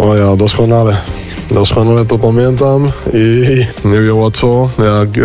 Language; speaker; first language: Polish; non-native, fluent; Spanish